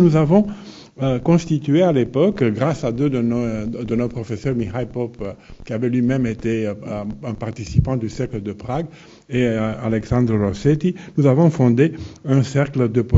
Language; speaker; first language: French; non-native, fluent; Romanian